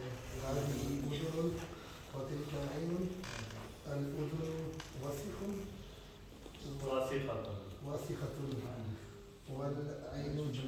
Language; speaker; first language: Arabic; non-native, learner; Urdu